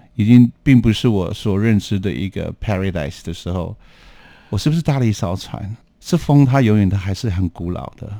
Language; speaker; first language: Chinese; non-native, local second language; Amis